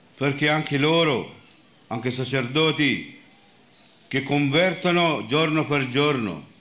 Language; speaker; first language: Italian; non-native, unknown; Sinhala